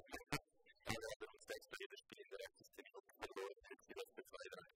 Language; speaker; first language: German; non-native, local second language; Italian